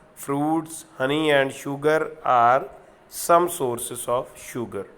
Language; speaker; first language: English; non-native, local second language; Punjabi